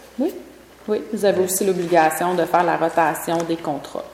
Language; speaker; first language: French; native; French